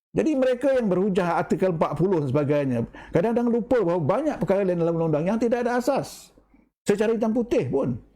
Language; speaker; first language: Malay; native; Malay